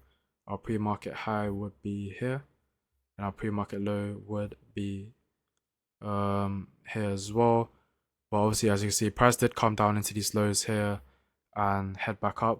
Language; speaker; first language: English; native; English